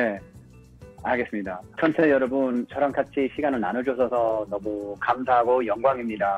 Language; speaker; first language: Korean; early bilingual, heritage; English